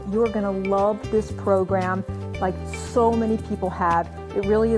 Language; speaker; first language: English; native; English